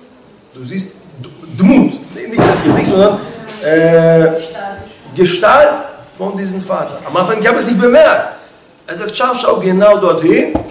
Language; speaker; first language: German; non-native, fluent; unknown